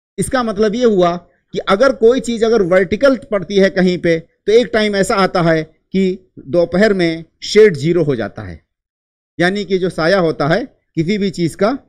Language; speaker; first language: Hindi; native; Hindi